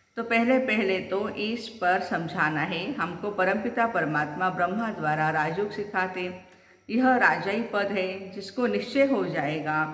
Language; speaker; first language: Hindi; non-native, local second language; Marathi